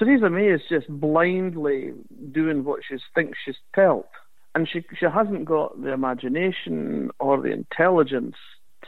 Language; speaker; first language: English; native; English